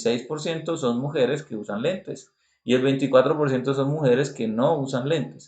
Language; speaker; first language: Spanish; native; Spanish